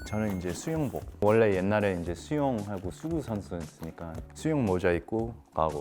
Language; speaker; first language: Korean; early bilingual, heritage; English